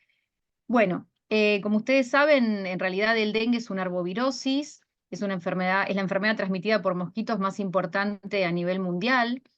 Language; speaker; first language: Spanish; native; Spanish